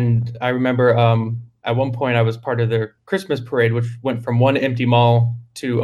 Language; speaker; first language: English; native; English